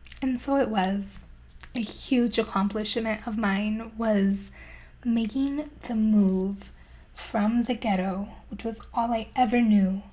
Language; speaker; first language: English; native; English